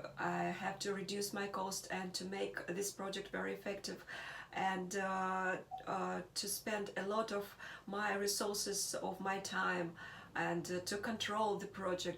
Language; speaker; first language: English; non-native, learner; Russian